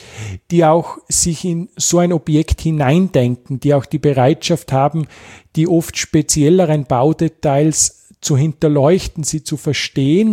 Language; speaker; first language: German; native; German